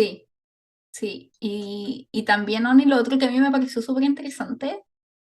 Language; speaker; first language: Spanish; native; Spanish